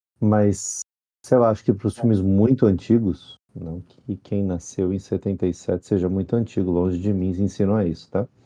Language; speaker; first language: Portuguese; native; Portuguese